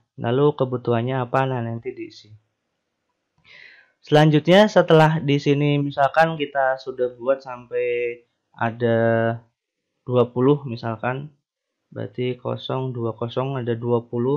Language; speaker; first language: Indonesian; native; Indonesian